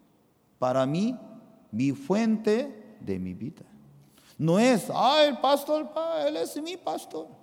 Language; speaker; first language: Spanish; non-native, fluent; Korean